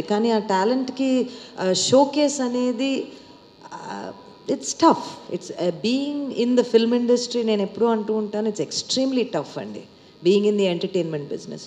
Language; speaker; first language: Telugu; native; Telugu